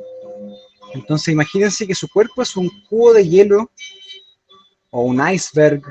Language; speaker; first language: Spanish; native; Spanish